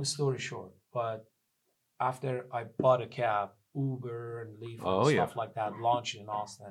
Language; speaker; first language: English; non-native, fluent; Persian